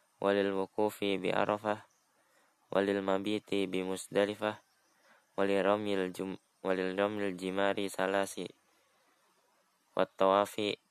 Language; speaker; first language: Arabic; non-native, learner; Indonesian